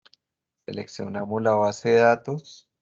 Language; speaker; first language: Spanish; native; Spanish